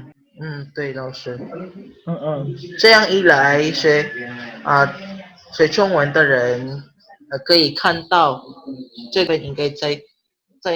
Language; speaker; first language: Chinese; non-native, learner; Filipino